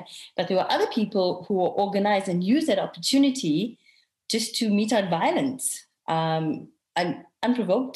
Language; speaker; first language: English; native; English